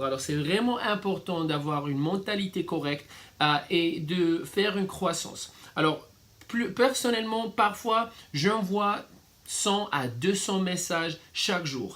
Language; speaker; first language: French; non-native, fluent; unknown